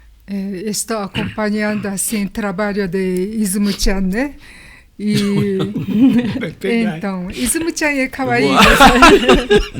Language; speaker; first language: Portuguese; non-native, learner; Japanese